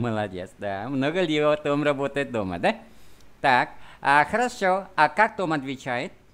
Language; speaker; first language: Russian; non-native, fluent; Vietnamese